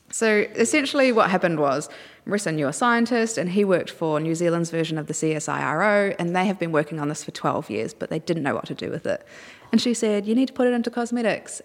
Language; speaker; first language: English; native; English